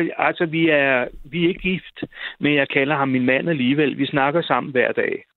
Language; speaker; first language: Danish; native; Danish